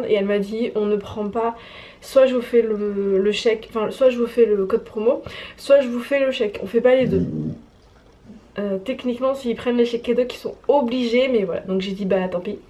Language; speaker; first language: French; native; French